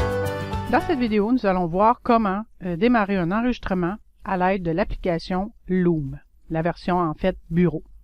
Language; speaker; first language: French; native; French